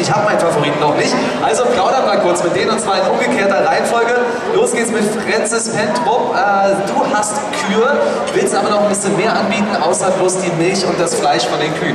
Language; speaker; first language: German; native; German